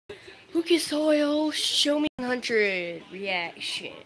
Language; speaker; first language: English; native; English